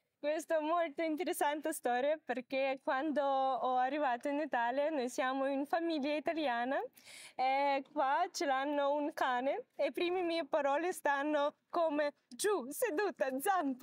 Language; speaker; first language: Italian; non-native, learner; Ukrainian